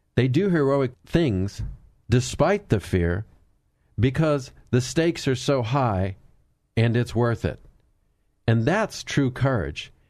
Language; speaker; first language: English; native; English